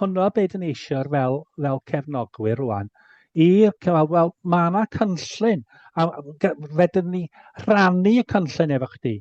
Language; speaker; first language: Welsh; native; Welsh